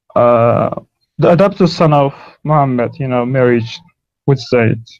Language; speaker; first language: English; non-native, learner; Turkish